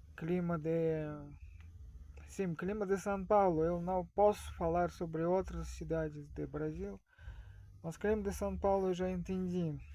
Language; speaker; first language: Portuguese; non-native, fluent; Russian